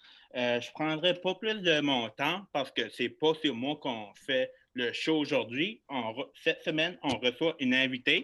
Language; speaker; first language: French; native; French